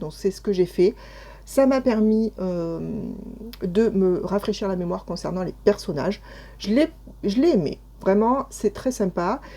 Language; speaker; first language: French; native; French